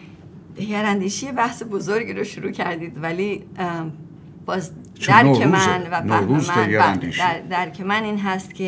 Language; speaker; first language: Persian; native; Persian